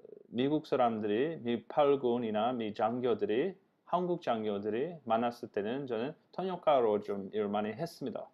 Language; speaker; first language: Korean; non-native, fluent; English